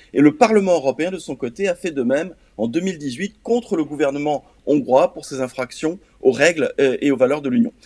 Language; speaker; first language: French; native; French